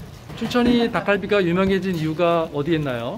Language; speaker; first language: Korean; native; Korean